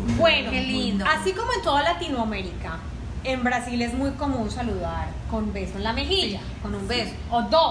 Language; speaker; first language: Spanish; native; Spanish